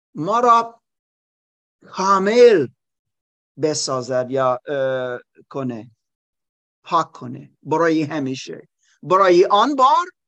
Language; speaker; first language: Persian; non-native, learner; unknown